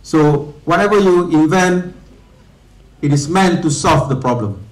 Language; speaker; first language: English; non-native, local second language; Malay